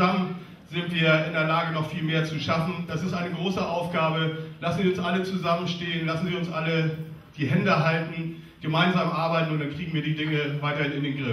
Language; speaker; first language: German; native; German